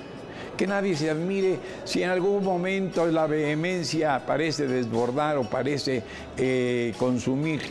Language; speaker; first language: Spanish; native; Spanish